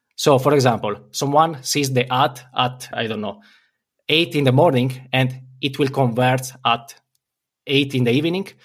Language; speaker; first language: English; non-native, fluent; Italian